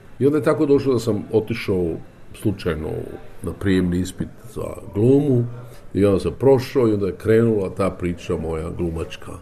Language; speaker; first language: Croatian; native; Croatian